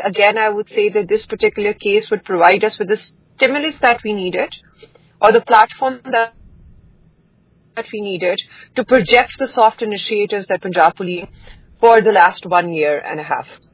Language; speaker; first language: English; non-native, local second language; Urdu